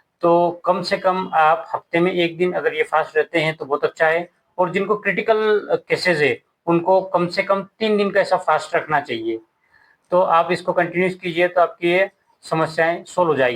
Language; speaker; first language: Hindi; native; Hindi